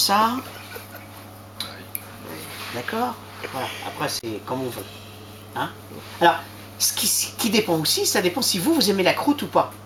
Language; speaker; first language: French; native; French